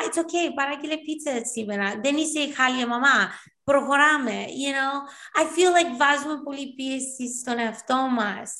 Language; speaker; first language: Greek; early bilingual, heritage; Greek